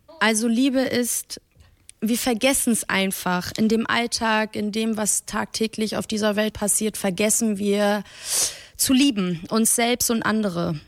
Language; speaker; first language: German; early bilingual, other home language; Persian